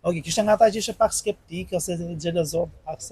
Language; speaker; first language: Albanian; native; Albanian